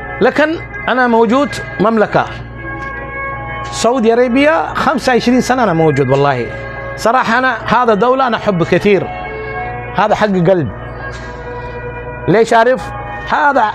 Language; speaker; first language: Arabic; non-native, learner; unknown